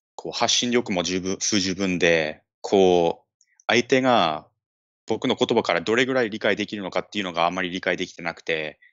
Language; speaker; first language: Japanese; non-native, fluent; English